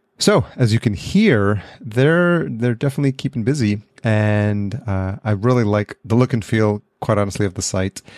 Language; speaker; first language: English; early bilingual, other home language; Spanish